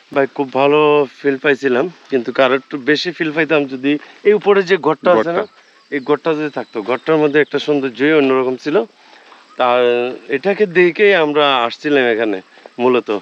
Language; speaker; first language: Bangla; non-native, local second language; Sylheti